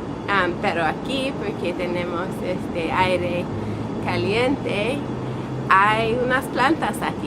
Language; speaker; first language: Spanish; non-native, learner; English